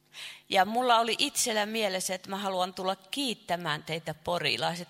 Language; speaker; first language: Finnish; non-native, fluent; Chinese